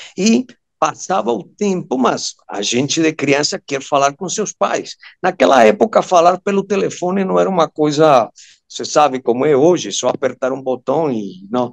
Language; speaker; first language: Portuguese; non-native, fluent; Spanish